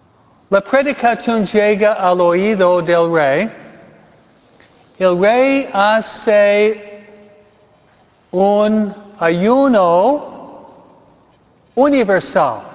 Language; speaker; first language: Spanish; non-native, fluent; English